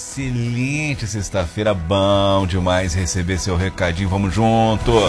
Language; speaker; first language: Portuguese; native; Portuguese